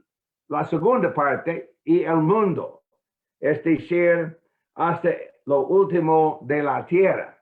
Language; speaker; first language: Spanish; non-native, fluent; English